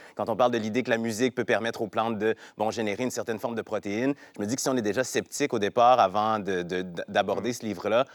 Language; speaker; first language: French; native; French